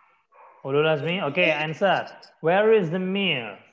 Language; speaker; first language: English; non-native, learner; Indonesian